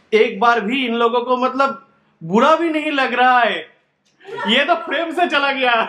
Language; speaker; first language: Hindi; non-native, local second language; Bangla